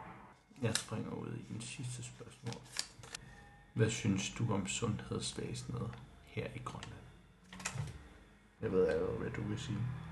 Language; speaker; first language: Danish; non-native, local second language; Kalaallisut